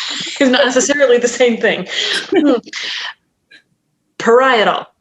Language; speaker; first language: English; native; English